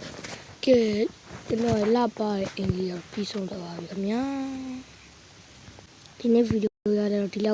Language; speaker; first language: Burmese; native; Burmese